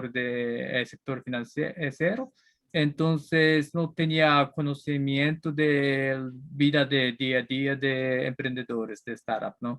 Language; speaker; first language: Spanish; non-native, learner; Japanese